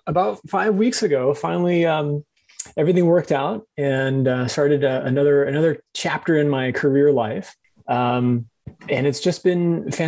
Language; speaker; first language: English; native; English